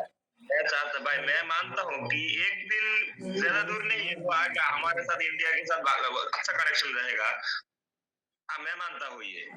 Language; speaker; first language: Hindi; non-native, learner; Bangla